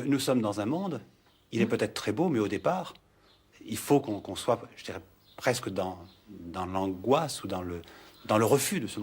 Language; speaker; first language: French; native; French